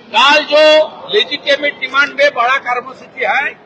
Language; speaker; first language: Hindi; non-native, local second language; Bangla